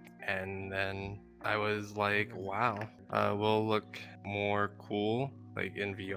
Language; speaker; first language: English; non-native, learner; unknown